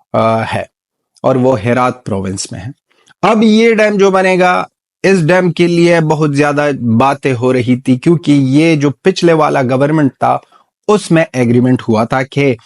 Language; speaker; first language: Hindi; non-native, fluent; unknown